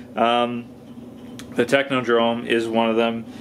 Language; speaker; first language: English; native; English